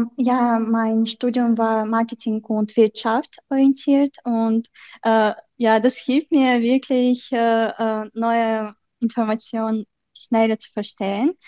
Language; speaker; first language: German; non-native, fluent; Ukrainian